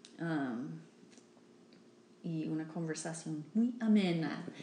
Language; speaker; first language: Spanish; non-native, learner; English